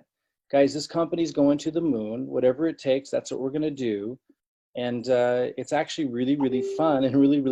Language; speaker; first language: English; native; English